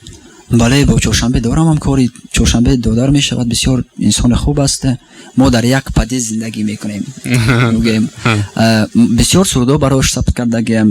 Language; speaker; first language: Persian; non-native, local second language; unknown